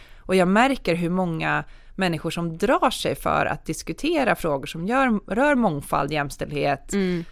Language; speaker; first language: Swedish; native; Swedish